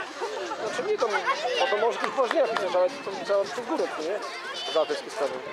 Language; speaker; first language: Polish; native; Polish